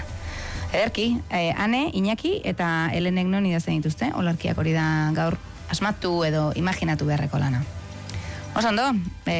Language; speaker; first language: Basque; native; Basque